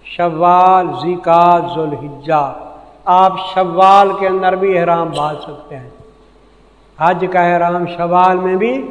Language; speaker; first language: Urdu; non-native, local second language; Saraiki